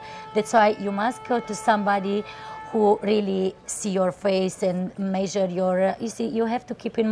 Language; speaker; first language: English; non-native, fluent; Romanian